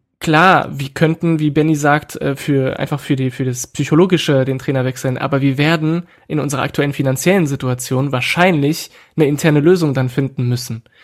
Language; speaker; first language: German; non-native, fluent; French